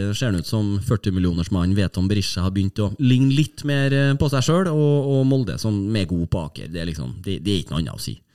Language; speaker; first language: Norwegian; native; Norwegian